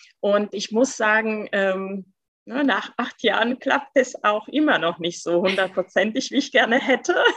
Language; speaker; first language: German; non-native, fluent; Italian